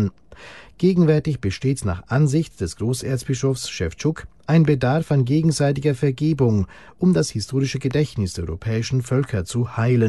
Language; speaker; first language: German; native; German